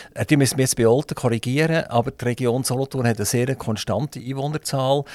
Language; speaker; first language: German; native; German